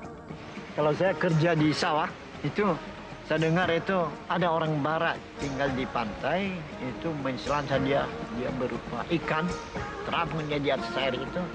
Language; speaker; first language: Indonesian; non-native, local second language; Nias